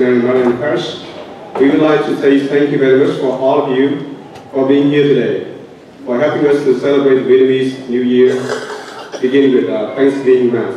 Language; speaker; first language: English; non-native, learner; Vietnamese